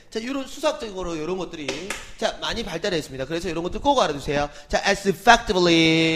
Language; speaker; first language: Korean; native; Korean